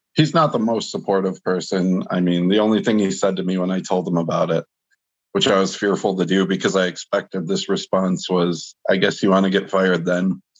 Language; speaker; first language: English; native; English